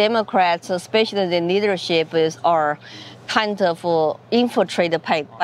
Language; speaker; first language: English; non-native, fluent; Chinese